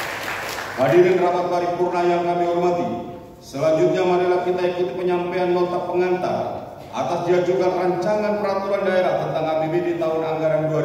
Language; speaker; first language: Indonesian; native; Indonesian